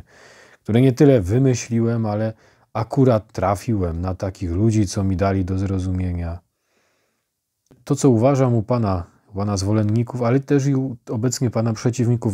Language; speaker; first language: Polish; native; Polish